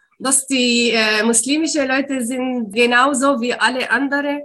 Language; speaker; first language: German; non-native, learner; Arabic